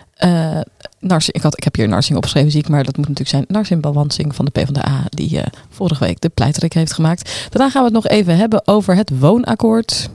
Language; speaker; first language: Dutch; native; Dutch